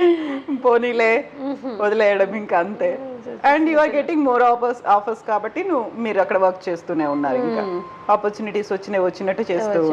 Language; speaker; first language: Telugu; native; Telugu